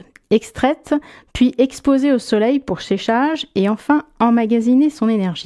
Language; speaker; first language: French; native; French